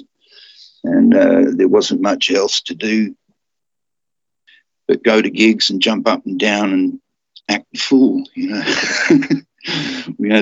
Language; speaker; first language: English; native; English